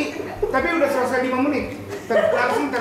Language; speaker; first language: Indonesian; non-native, learner; Japanese